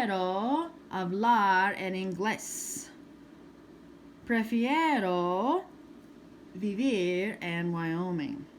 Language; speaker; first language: Spanish; non-native, fluent; English